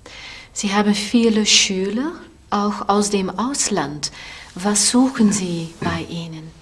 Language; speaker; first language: German; non-native, fluent; Dutch